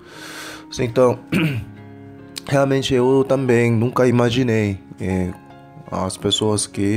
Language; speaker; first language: Portuguese; non-native, fluent; Korean